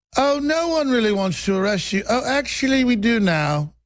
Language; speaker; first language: English; native; English